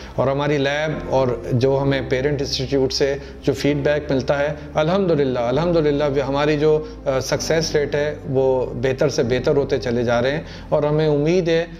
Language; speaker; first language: Urdu; native; Urdu